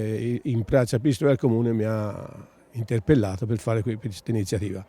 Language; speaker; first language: Italian; native; Italian